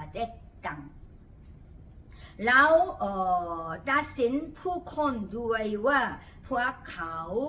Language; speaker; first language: Thai; non-native, fluent; Korean